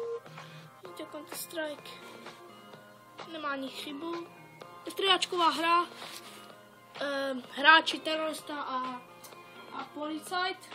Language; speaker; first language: Czech; non-native, learner; Slovak